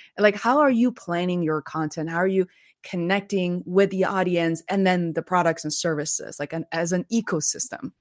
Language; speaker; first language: English; non-native, fluent; Chinese